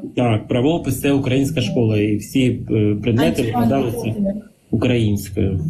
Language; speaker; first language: Ukrainian; non-native, local second language; Russian